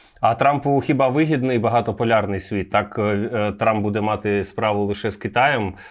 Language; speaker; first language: Ukrainian; native; Ukrainian